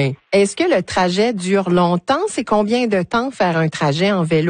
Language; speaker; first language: French; native; French